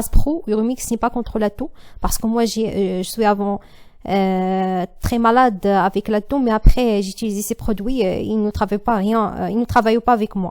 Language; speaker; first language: French; non-native, learner; Arabic